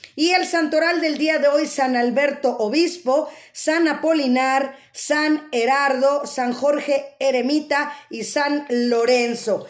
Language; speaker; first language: Spanish; native; Spanish